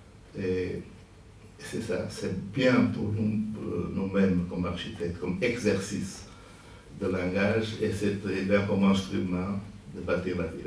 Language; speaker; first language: French; non-native, fluent; Portuguese